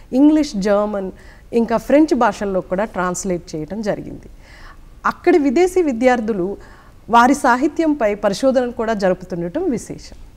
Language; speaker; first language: Telugu; native; Telugu